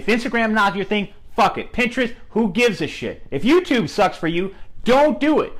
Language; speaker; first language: English; native; English